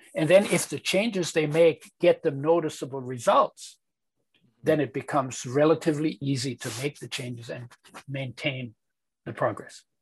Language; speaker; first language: English; early bilingual, other home language; Polish